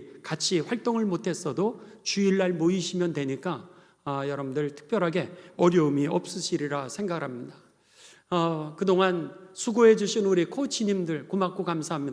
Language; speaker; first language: Korean; native; Korean